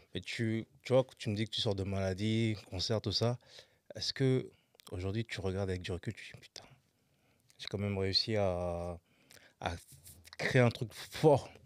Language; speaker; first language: French; native; French